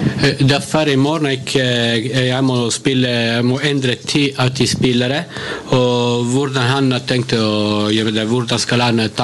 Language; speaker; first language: Norwegian; non-native, learner; Italian